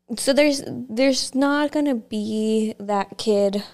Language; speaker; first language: English; early bilingual, other home language; Spanish